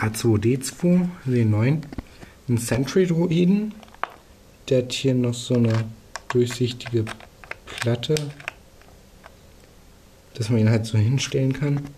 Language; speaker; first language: German; native; German